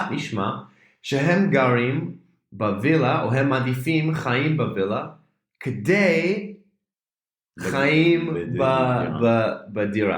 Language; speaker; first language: Hebrew; non-native, fluent; English